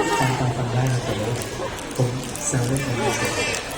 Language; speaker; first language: Thai; native; Thai